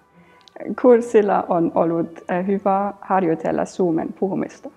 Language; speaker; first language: Finnish; non-native, learner; German